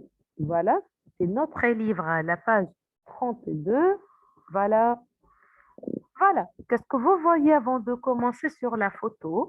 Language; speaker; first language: French; non-native, fluent; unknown